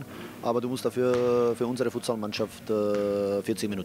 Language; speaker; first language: German; non-native, fluent; Czech